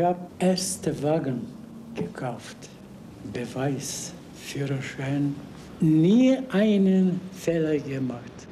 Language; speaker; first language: German; non-native, learner; Bulgarian